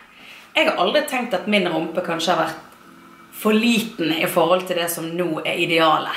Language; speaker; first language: Norwegian; native; Norwegian